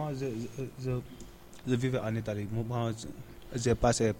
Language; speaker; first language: French; non-native, learner; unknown